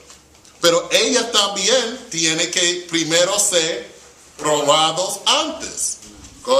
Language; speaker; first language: Spanish; non-native, fluent; English